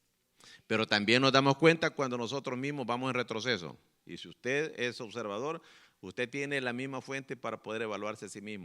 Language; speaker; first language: Spanish; native; Spanish